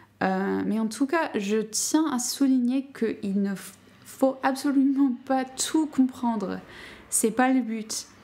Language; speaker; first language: French; non-native, fluent; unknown